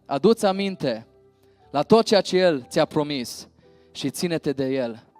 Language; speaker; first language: Romanian; early bilingual, heritage; Romanian